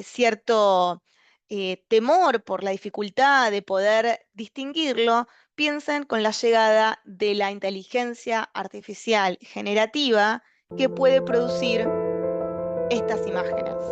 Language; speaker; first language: Spanish; native; Spanish